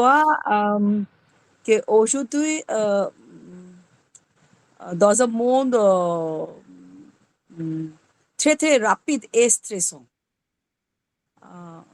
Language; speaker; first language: French; non-native, learner; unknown